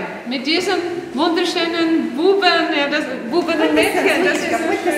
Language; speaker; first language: German; non-native, learner; Czech